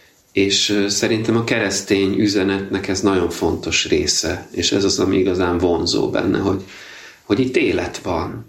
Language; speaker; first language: Hungarian; native; Hungarian